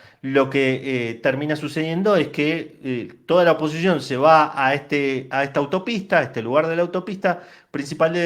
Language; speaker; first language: Spanish; native; Spanish